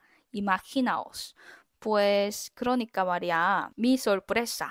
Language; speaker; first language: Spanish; non-native, fluent; Korean